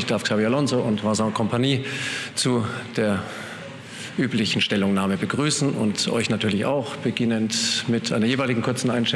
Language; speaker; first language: German; native; German